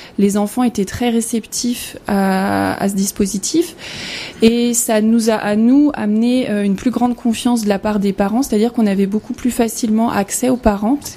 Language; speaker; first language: French; native; French